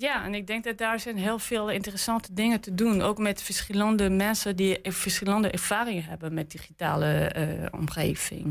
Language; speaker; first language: Dutch; non-native, learner; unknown